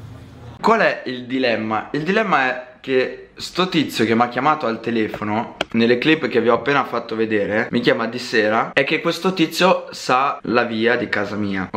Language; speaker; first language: Italian; native; Italian